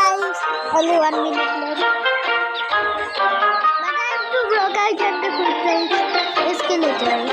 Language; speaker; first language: English; non-native, learner; Bangla